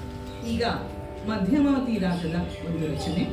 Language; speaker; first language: Kannada; native; Kannada